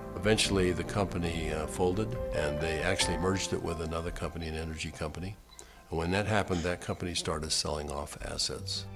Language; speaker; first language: English; native; English